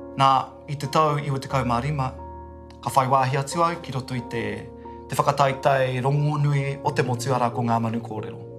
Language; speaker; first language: Māori; non-native, local second language; English